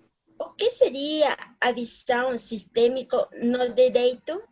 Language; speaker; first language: Portuguese; non-native, learner; Spanish